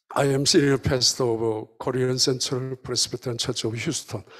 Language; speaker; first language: English; non-native, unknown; Korean